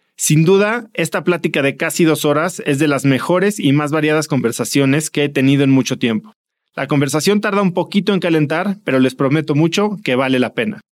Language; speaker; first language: Spanish; native; Spanish